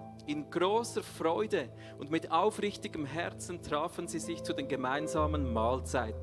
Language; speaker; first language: German; native; German